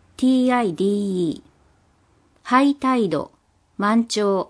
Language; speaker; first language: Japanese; non-native, fluent; English